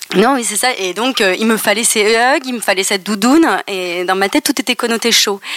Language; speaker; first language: French; native; French